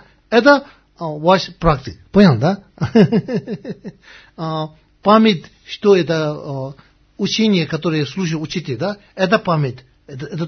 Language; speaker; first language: Russian; non-native, learner; Tibetan